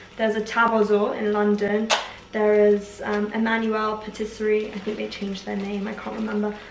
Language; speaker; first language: English; early bilingual, other home language; Persian